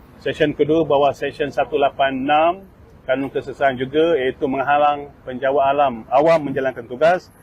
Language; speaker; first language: Malay; native; Malay